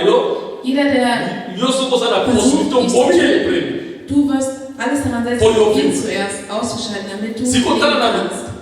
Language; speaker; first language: German; non-native, fluent; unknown